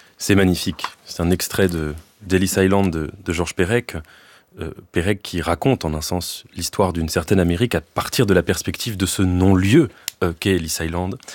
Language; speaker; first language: French; native; French